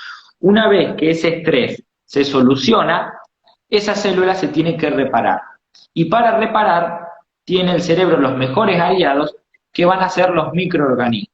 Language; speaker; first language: Spanish; native; Spanish